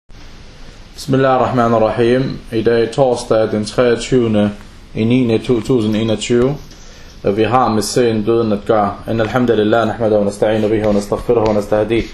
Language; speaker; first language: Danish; early bilingual, other home language; Arabic